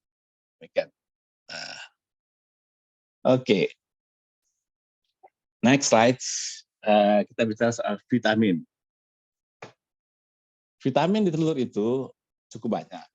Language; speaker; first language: Malay; native; Malay